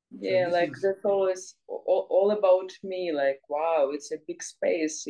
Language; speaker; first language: English; non-native, learner; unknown